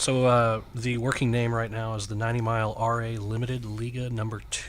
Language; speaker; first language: English; native; English